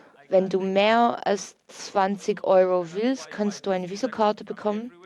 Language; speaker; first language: German; native; German